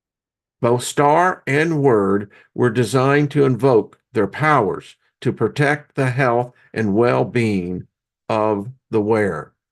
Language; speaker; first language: English; native; English